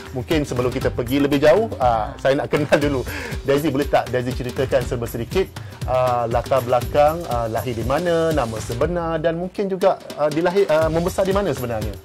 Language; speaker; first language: Malay; native; Malay